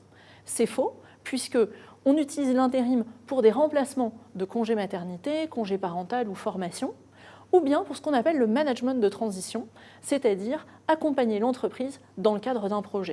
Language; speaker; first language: French; native; French